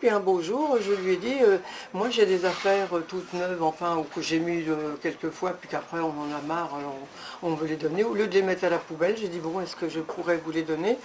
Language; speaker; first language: French; native; French